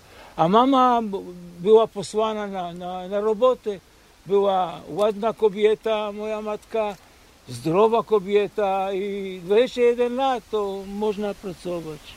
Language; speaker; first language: Polish; early bilingual, heritage; Polish